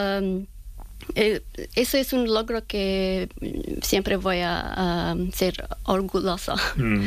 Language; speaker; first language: Spanish; non-native, learner; Persian